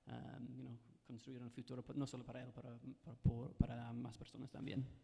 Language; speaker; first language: Spanish; non-native, fluent; English